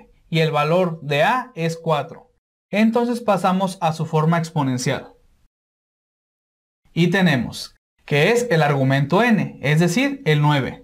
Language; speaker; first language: Spanish; native; Spanish